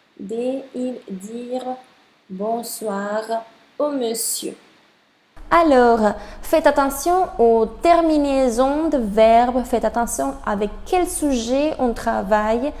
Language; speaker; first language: French; non-native, fluent; Spanish